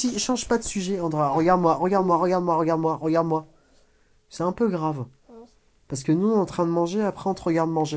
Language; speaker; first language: French; native; French